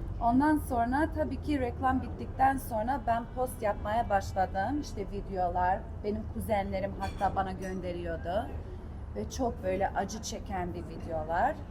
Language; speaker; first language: Turkish; early bilingual, heritage; Turkish